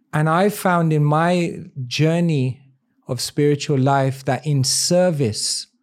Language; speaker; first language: English; native; English